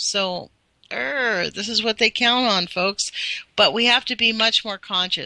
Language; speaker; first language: English; native; English